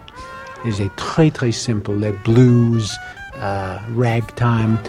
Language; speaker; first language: French; non-native, learner; English